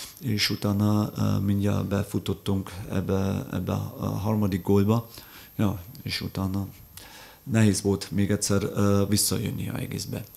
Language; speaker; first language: Hungarian; non-native, fluent; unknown